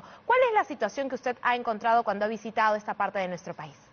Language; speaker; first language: Spanish; native; Spanish